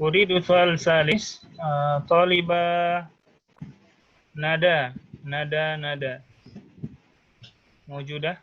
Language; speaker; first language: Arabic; non-native, fluent; Indonesian